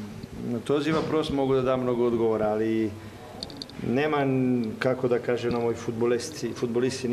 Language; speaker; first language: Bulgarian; non-native, learner; Serbian